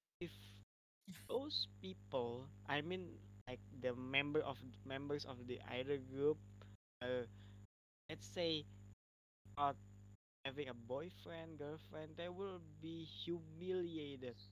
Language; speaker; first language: English; non-native, learner; Indonesian